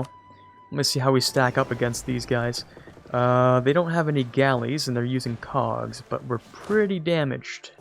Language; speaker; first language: English; native; English